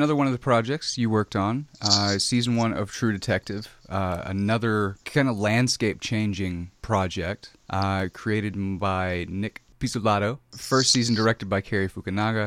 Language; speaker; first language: English; native; English